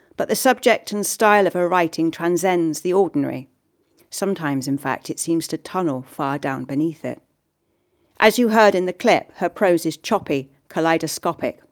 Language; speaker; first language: English; native; English